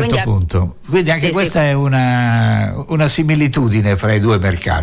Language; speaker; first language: Italian; native; Italian